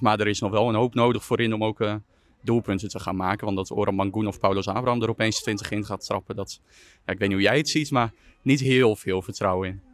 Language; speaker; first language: Dutch; native; Dutch